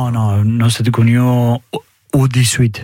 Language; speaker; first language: French; non-native, learner; Spanish